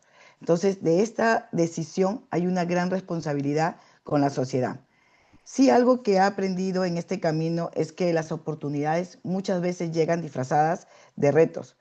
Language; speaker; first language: Spanish; native; Spanish